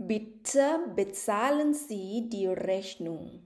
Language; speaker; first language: German; non-native, fluent; Thai